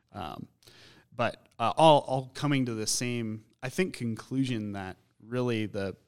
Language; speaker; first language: English; native; English